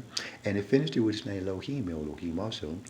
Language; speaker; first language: English; native; English